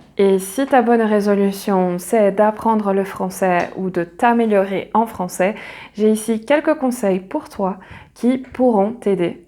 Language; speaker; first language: French; native; French